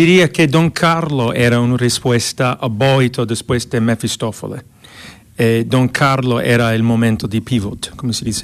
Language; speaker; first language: Spanish; non-native, fluent; English